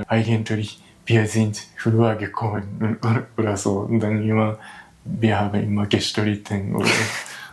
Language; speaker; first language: German; non-native, learner; Japanese